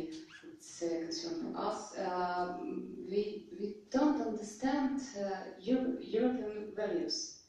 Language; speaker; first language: English; non-native, learner; Russian